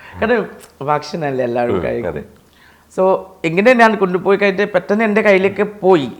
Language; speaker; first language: Malayalam; non-native, fluent; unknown